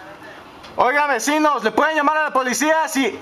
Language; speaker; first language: Spanish; native; Spanish